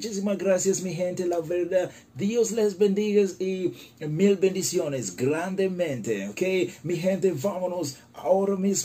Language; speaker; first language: Spanish; non-native, learner; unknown